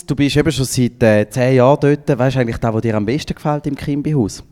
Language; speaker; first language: German; native; German